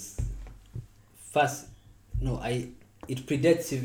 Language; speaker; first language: English; non-native, local second language; Nyankole